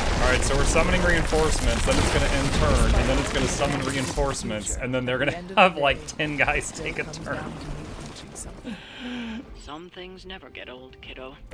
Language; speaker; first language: English; native; English